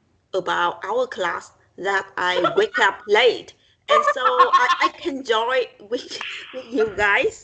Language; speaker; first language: English; non-native, learner; Vietnamese